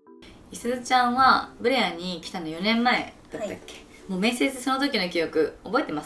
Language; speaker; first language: Japanese; native; Japanese